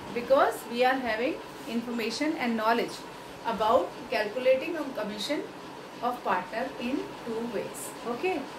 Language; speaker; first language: English; non-native, local second language; Hindi